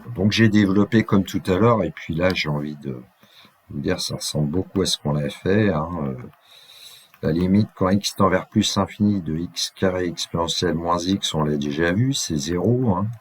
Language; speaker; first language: French; native; French